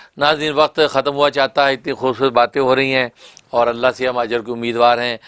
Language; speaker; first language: Urdu; native; Urdu